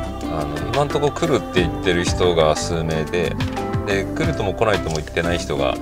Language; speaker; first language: Japanese; native; Japanese